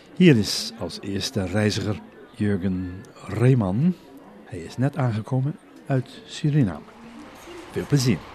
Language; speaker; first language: Dutch; native; Dutch